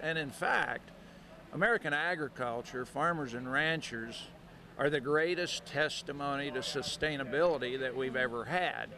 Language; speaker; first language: English; native; English